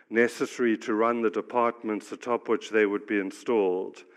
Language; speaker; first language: English; native; English